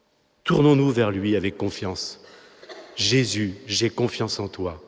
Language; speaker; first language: French; native; French